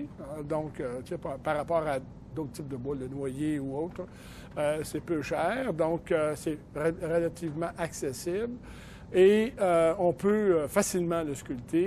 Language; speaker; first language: French; native; French